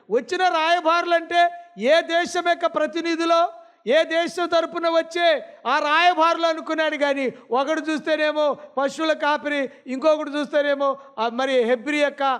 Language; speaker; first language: Telugu; non-native, local second language; Lambadi